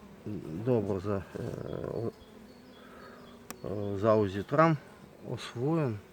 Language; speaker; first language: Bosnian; non-native, learner; Russian